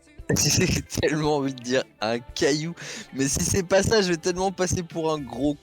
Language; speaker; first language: French; native; French